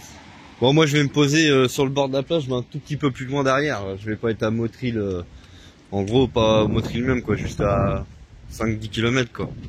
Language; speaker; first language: French; native; French